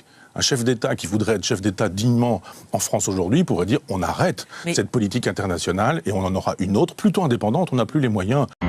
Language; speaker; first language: French; native; French